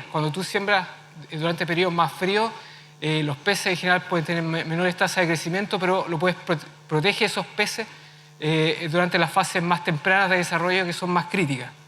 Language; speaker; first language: Spanish; native; Spanish